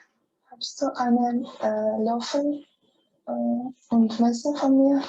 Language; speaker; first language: German; non-native, learner; Spanish